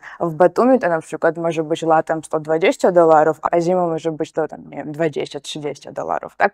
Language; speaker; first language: Polish; non-native, fluent; Georgian